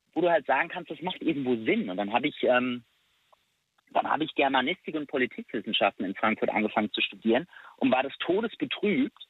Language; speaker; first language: German; native; German